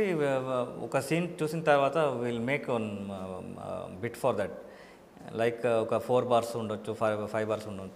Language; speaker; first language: Telugu; non-native, learner; Kannada